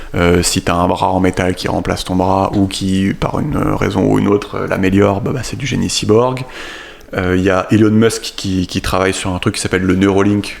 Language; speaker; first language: French; native; French